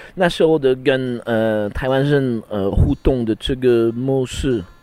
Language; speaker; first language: Chinese; non-native, fluent; French